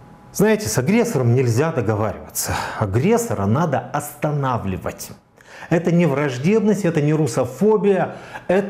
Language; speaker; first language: Russian; native; Russian